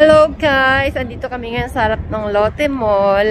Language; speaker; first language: Filipino; non-native, local second language; Bikol